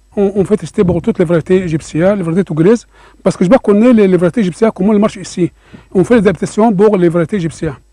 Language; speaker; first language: French; non-native, learner; Arabic